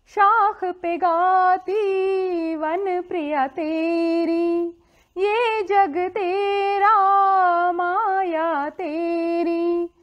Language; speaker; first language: Hindi; native; Hindi